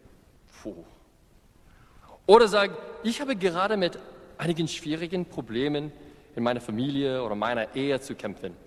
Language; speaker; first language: German; non-native, fluent; English